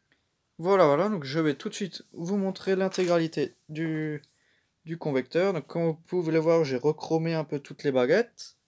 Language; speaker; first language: French; native; French